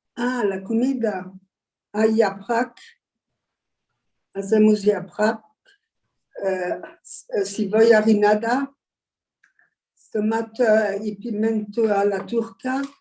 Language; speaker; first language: Spanish; early bilingual, heritage; Ladino